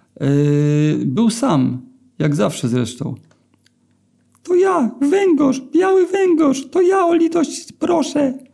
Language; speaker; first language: Polish; native; Polish